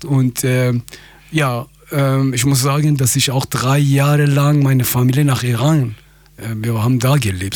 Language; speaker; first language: German; non-native, fluent; Persian